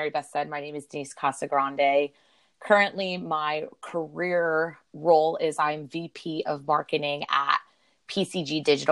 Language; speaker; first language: English; native; English